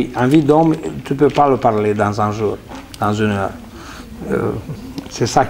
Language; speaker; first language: French; non-native, fluent; Romanian